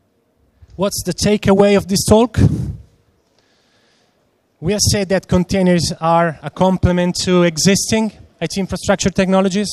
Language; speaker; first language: English; non-native, fluent; Italian